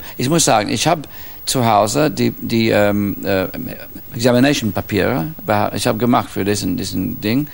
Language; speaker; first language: German; non-native, fluent; English